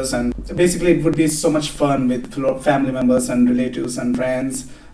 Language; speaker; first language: English; non-native, local second language; Telugu